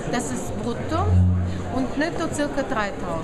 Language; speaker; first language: German; non-native, fluent; Russian